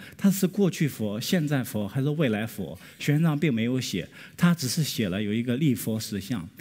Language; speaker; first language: Chinese; native; Chinese